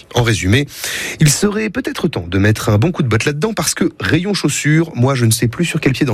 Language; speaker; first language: French; native; French